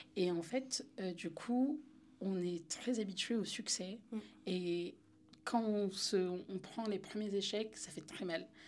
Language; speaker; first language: French; native; French